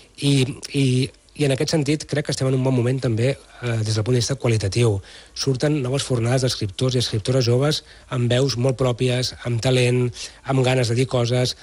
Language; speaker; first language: Catalan; native; Catalan